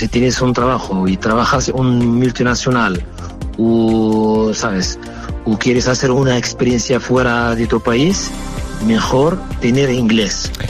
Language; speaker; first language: Spanish; non-native, fluent; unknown